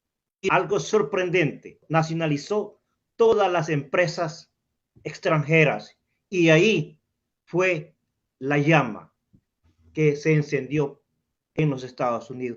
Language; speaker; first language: Spanish; native; Spanish